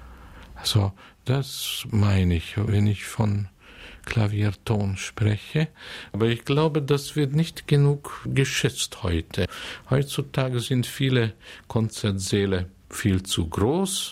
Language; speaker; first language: German; non-native, fluent; Hungarian